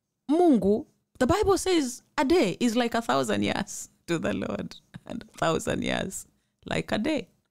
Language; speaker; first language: English; non-native, local second language; Swahili